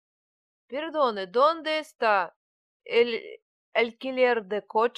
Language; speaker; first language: Spanish; non-native, learner; Russian